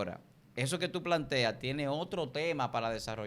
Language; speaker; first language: Spanish; native; Spanish